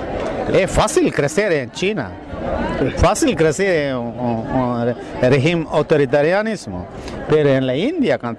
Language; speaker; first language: Spanish; non-native, fluent; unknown